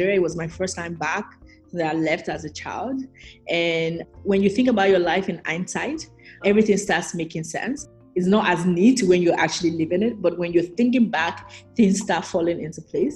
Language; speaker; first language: English; non-native, local second language; Yoruba